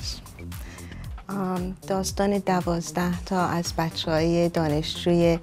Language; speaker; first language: Persian; native; Persian